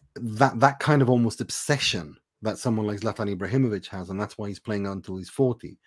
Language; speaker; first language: English; non-native, fluent; Persian